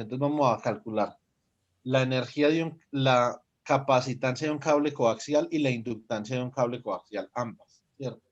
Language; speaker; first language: Spanish; native; Spanish